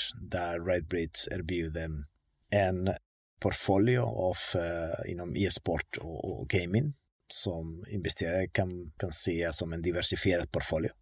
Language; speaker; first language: Swedish; non-native, fluent; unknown